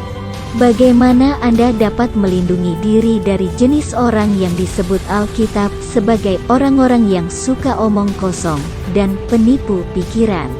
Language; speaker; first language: Indonesian; native; Indonesian